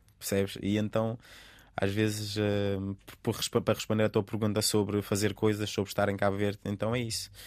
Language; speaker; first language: Portuguese; non-native, local second language; Kabuverdianu